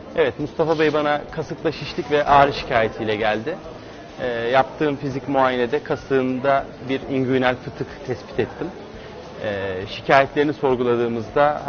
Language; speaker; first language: Turkish; native; Turkish